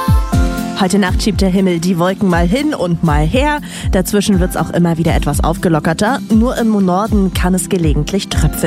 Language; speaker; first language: German; native; German